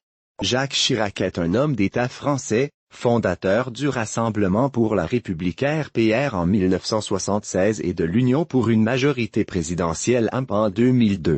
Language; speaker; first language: French; native; French